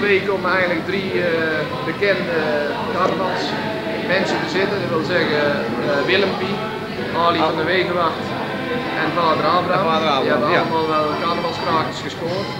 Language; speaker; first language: Dutch; native; Dutch